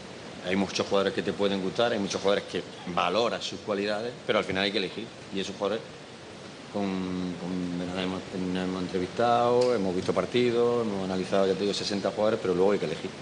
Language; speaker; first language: Spanish; native; Spanish